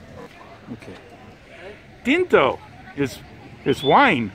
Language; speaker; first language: English; native; English